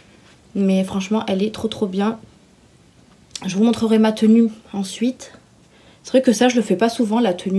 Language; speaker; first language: French; native; French